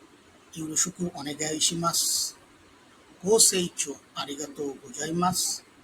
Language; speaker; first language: Japanese; non-native, learner; Bangla